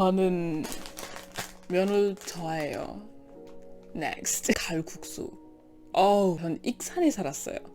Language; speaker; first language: Korean; non-native, learner; English